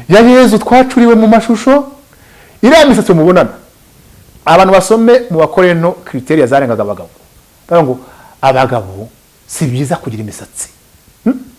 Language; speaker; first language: Kinyarwanda; native; Kinyarwanda